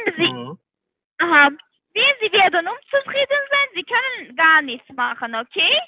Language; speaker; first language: German; non-native, learner; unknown